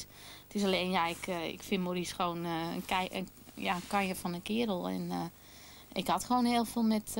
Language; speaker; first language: Dutch; native; Dutch